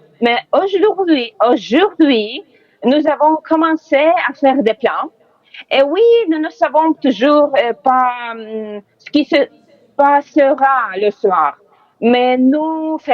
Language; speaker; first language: French; non-native, learner; Ukrainian